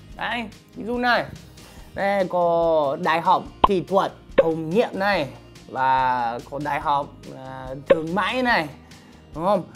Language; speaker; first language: Vietnamese; non-native, fluent; English